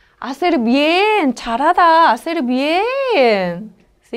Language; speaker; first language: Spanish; non-native, learner; Korean